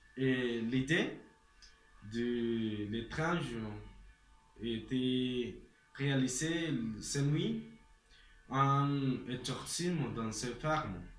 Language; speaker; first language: French; non-native, learner; Spanish